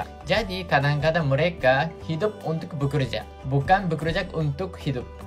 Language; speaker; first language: Indonesian; non-native, fluent; Japanese